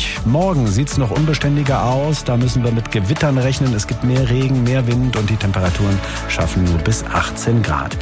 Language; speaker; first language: German; native; German